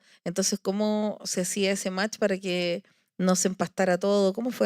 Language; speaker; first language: Spanish; native; Spanish